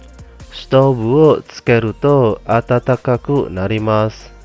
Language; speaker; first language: Japanese; non-native, fluent; Indonesian